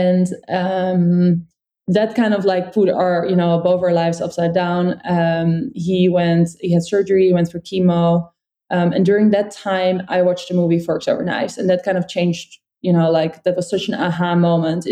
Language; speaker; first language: English; non-native, fluent; Dutch